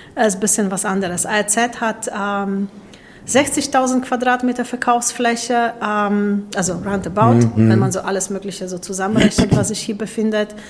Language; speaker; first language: German; non-native, fluent; Polish